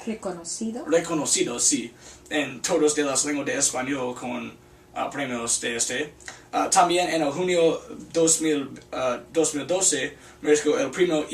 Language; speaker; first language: Spanish; non-native, learner; English